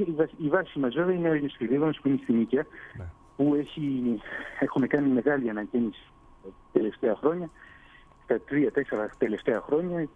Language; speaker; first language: Greek; early bilingual, heritage; Greek